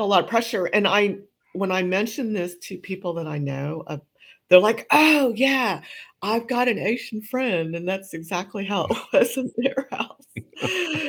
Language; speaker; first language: English; native; English